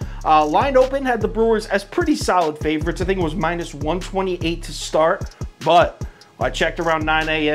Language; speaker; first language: English; native; English